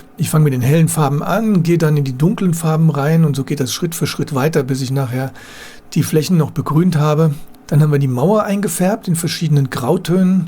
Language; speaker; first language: German; native; German